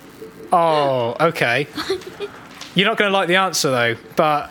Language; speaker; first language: English; native; English